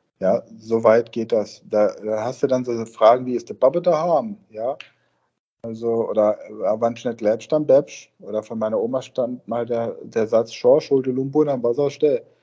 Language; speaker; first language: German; native; German